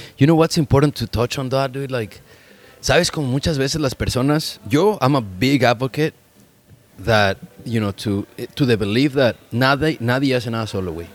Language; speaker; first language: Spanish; early bilingual, heritage; Spanish